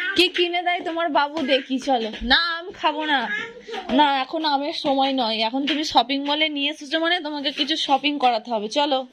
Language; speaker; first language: Bangla; native; Bangla